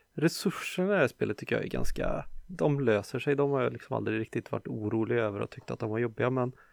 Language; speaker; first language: Swedish; native; Swedish